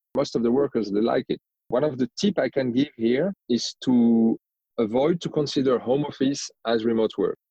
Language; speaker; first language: English; non-native, fluent; French